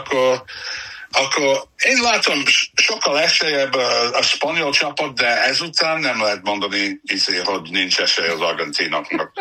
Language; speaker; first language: Hungarian; non-native, fluent; English